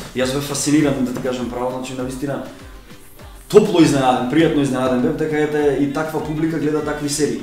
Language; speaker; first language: Macedonian; native; Macedonian